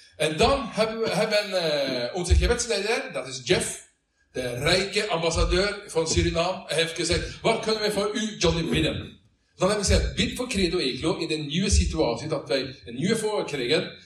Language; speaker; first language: Dutch; non-native, learner; Norwegian